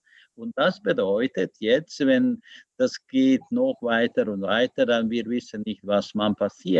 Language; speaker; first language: German; non-native, learner; Hungarian